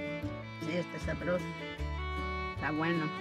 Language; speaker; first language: Spanish; non-native, local second language; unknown